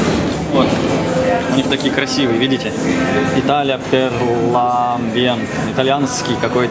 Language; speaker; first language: Russian; native; Russian